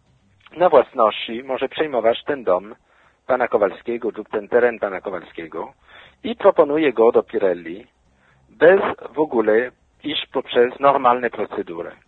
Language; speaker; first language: Polish; non-native, fluent; French